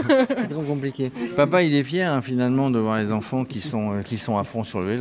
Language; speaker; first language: French; native; French